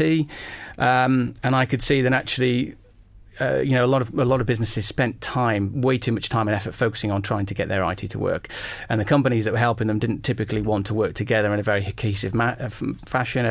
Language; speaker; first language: English; native; English